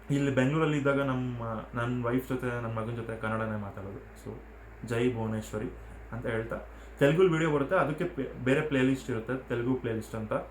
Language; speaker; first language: Kannada; non-native, local second language; Telugu